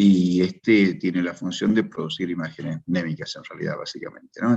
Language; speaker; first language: Spanish; native; Spanish